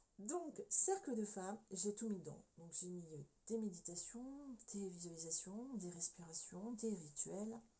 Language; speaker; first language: French; native; French